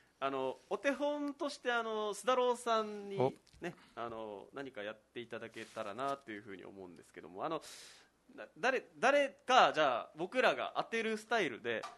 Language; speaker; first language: Japanese; native; Japanese